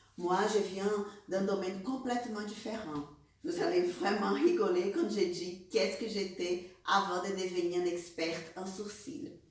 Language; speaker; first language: French; non-native, fluent; Portuguese